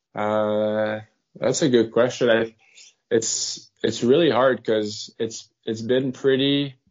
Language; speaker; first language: English; non-native, fluent; French